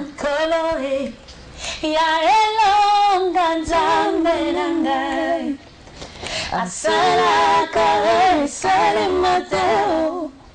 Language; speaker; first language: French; non-native, local second language; Lingala